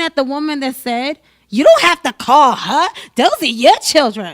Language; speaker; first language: English; native; English